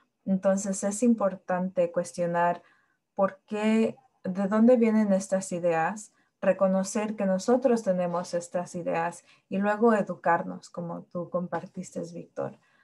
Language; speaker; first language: Spanish; early bilingual, heritage; Spanish